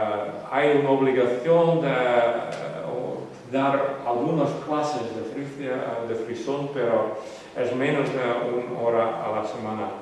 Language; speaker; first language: Spanish; non-native, fluent; Western Frisian